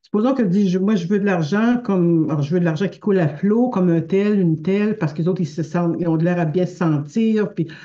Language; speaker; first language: French; native; French